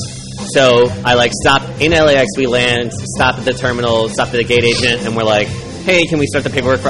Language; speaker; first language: English; native; English